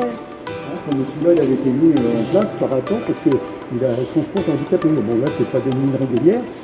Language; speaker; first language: French; native; French